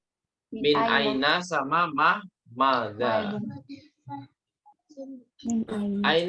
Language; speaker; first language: Arabic; non-native, fluent; Indonesian